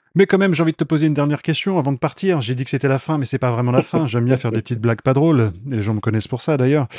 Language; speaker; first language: French; native; French